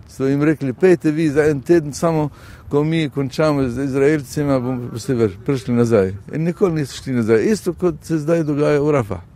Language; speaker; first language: Slovenian; non-native, fluent; Arabic